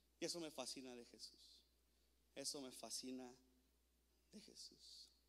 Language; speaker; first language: Spanish; native; Spanish